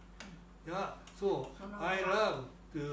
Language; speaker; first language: English; non-native, learner; Japanese